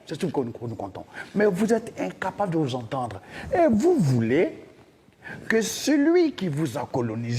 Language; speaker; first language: French; non-native, local second language; Dyula